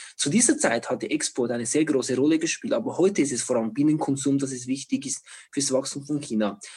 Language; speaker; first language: German; non-native, fluent; Chinese